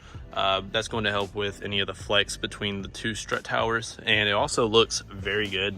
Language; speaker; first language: English; native; English